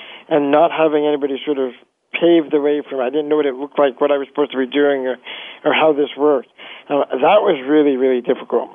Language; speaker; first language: English; native; English